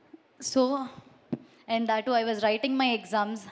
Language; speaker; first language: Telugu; non-native, learner; Malayalam